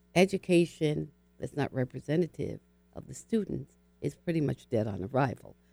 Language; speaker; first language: English; native; English